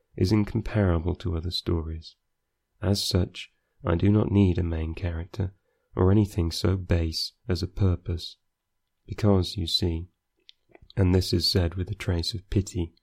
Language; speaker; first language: English; native; English